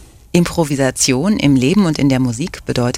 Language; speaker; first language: German; native; German